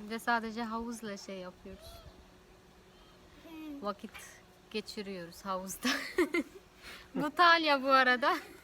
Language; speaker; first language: Turkish; non-native, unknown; Arabic